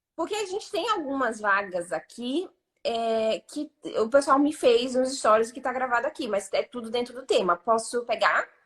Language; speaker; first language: Portuguese; native; Portuguese